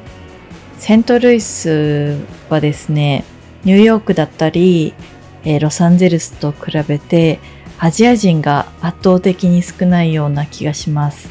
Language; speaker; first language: Japanese; native; Japanese